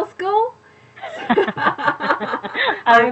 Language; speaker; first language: English; non-native, learner; Korean